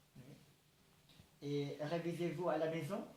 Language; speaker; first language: French; non-native, learner; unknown